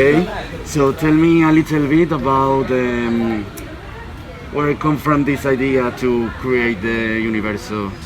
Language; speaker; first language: English; non-native, learner; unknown